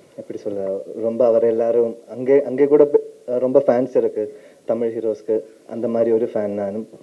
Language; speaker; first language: Tamil; non-native, learner; Malayalam